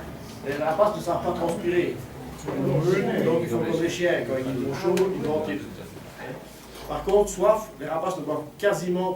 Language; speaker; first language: French; native; French